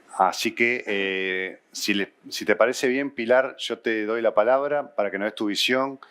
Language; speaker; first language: Spanish; native; Spanish